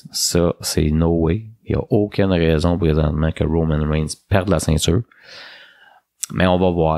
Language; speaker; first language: French; native; French